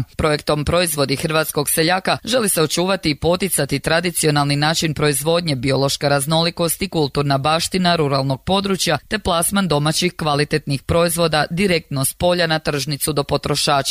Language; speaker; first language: Serbian; native; Serbian